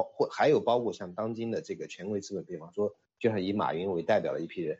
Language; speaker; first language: Chinese; native; Chinese